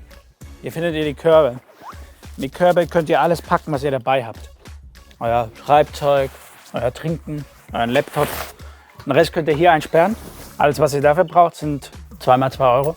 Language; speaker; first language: German; native; German